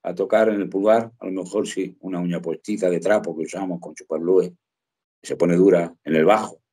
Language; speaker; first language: Spanish; native; Spanish